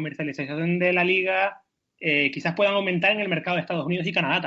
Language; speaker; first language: Spanish; native; Spanish